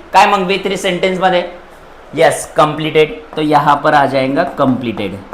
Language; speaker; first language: Hindi; non-native, local second language; Marathi